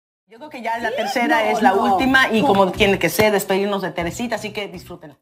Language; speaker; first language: Spanish; native; Spanish